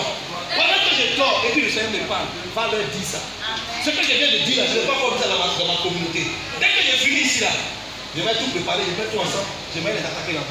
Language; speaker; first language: French; native; French